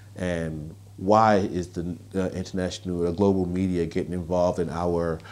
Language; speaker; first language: English; native; English